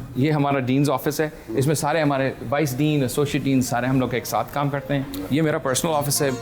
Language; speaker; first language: Urdu; early bilingual, heritage; Urdu